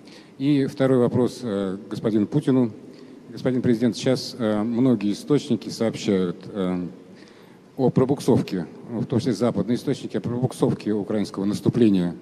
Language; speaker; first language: Russian; native; Russian